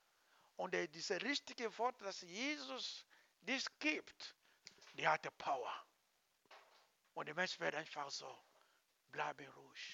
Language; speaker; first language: German; non-native, learner; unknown